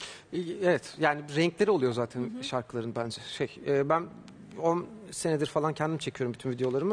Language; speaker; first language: Turkish; native; Turkish